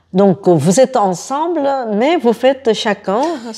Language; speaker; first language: French; non-native, fluent; Korean